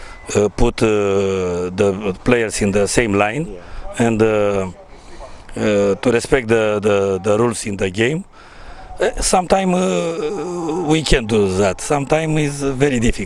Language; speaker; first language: English; non-native, learner; Romanian